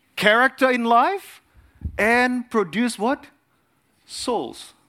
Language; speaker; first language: English; non-native, fluent; Indonesian